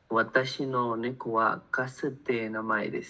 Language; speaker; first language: Japanese; non-native, learner; Spanish